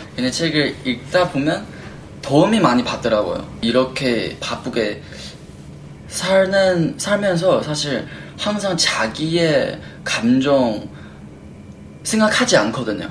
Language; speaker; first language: Korean; non-native, fluent; Chinese